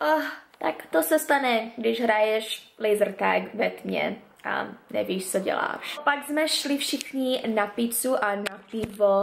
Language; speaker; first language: Czech; early bilingual, heritage; Czech